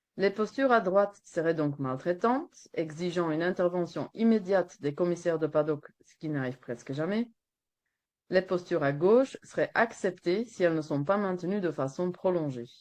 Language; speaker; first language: French; non-native, local second language; Dutch